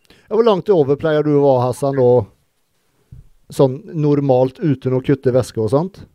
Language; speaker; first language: Norwegian; native; Norwegian